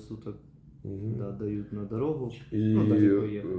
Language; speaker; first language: Ukrainian; non-native, local second language; Russian